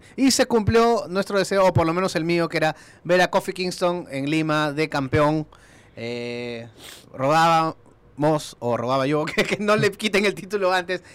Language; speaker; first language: Spanish; native; Spanish